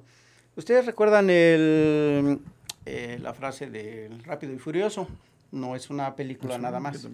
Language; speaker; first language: Spanish; native; Spanish